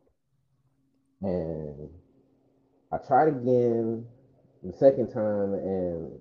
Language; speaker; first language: English; native; English